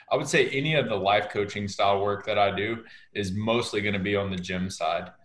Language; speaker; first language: English; native; English